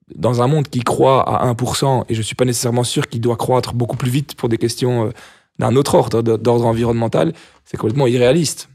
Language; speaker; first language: French; native; French